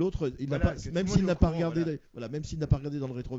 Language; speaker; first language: French; native; French